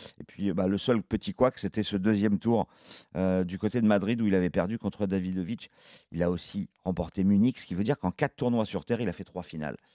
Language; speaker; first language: French; native; French